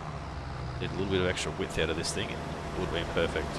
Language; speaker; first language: English; native; English